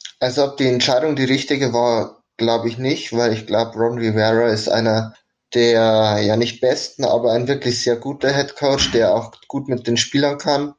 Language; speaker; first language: German; native; German